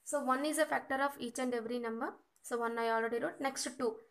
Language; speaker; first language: English; non-native, local second language; Kannada